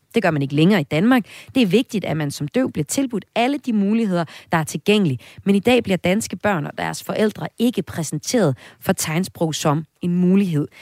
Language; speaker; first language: Danish; native; Danish